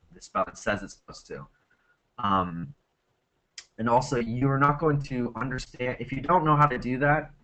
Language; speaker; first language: English; native; English